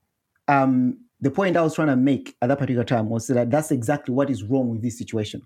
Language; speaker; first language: English; non-native, local second language; Nyanja